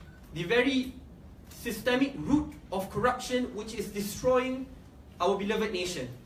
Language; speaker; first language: English; non-native, local second language; Malay